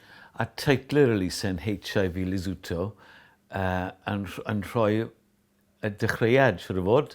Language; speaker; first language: Welsh; native; Welsh